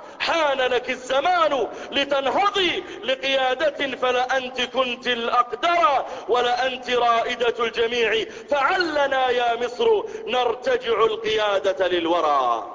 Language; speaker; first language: Arabic; native; Arabic